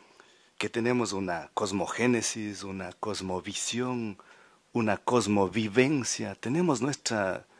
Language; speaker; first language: Spanish; native; Spanish